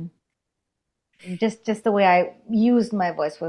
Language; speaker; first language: English; non-native, fluent; Hindi